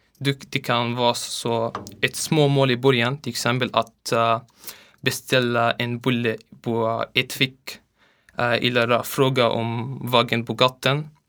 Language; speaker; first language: Swedish; non-native, learner; Arabic